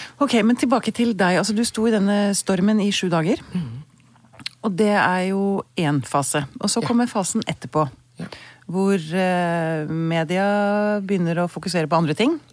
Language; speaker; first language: Norwegian; native; Norwegian